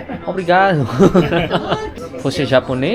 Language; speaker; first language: Portuguese; non-native, learner; Indonesian